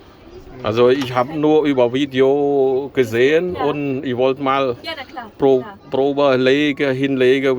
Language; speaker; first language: German; non-native, fluent; Khmer